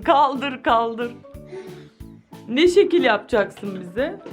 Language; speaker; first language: Turkish; native; Turkish